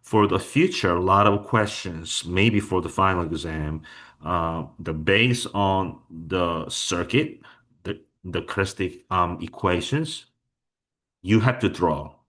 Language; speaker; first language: English; non-native, fluent; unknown